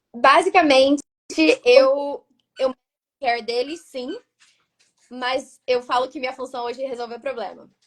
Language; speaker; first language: Portuguese; native; Portuguese